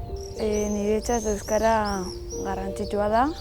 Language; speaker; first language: Basque; non-native, local second language; Spanish